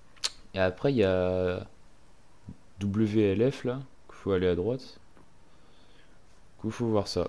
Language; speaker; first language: French; native; French